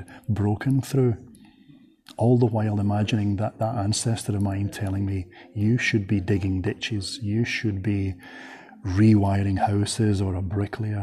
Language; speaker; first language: English; native; English